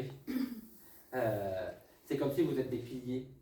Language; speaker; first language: French; native; French